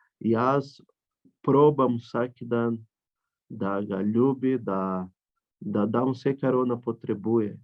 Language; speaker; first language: Slovenian; non-native, learner; Portuguese